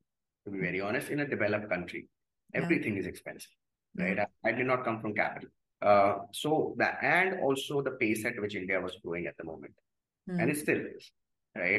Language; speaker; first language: English; non-native, local second language; Gujarati